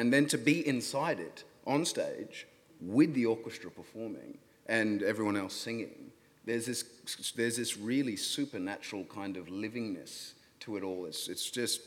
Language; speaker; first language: English; native; English